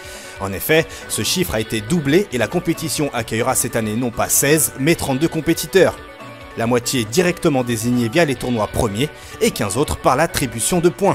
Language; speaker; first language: French; native; French